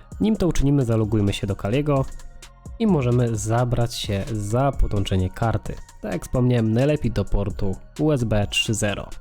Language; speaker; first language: Polish; native; Polish